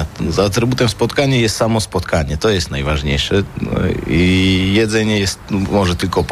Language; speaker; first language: Polish; non-native, fluent; Armenian